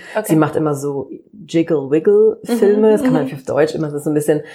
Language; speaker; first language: German; native; German